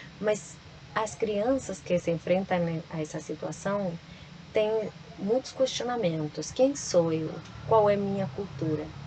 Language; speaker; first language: Portuguese; non-native, fluent; Spanish